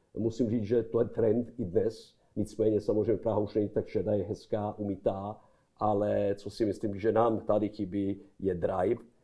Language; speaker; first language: Czech; non-native, fluent; Serbian